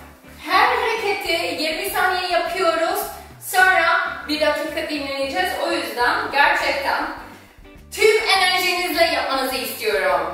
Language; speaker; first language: Turkish; non-native, fluent; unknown